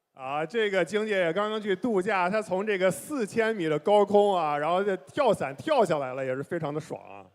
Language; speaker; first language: Chinese; native; Chinese